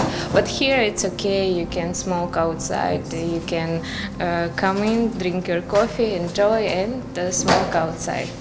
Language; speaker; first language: English; non-native, learner; Russian